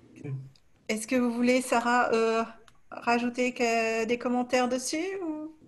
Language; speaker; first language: French; native; French